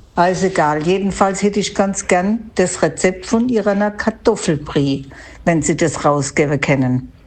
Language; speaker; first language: German; native; German